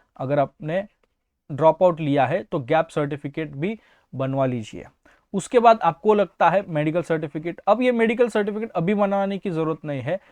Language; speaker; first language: Hindi; non-native, local second language; Marathi